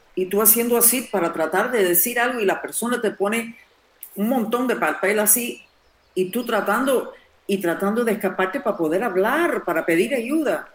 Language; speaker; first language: Spanish; non-native, fluent; English